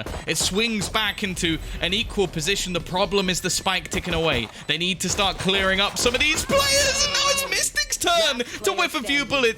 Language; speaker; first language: English; native; English